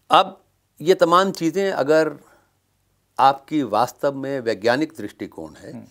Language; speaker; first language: Hindi; native; Hindi